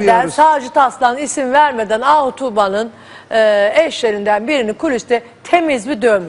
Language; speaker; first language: Turkish; native; Turkish